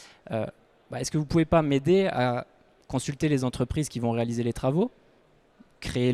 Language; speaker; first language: French; native; French